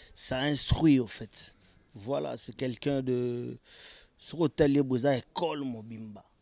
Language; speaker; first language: French; non-native, local second language; Lingala